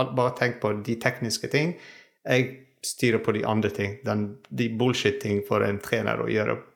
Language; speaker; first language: Norwegian; non-native, fluent; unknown